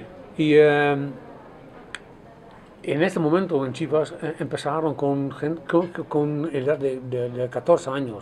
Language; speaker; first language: Spanish; non-native, fluent; Dutch